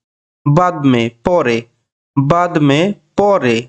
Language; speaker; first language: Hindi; non-native, learner; Bangla